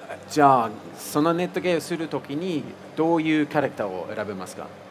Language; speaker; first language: Japanese; non-native, fluent; English